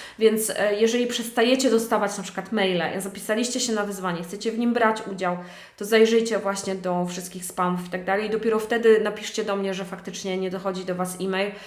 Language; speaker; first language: Polish; native; Polish